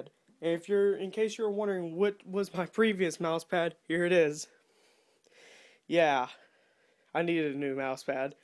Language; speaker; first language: English; native; English